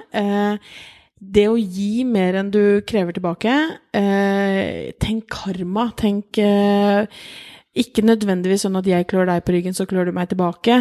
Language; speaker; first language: Norwegian; native; Norwegian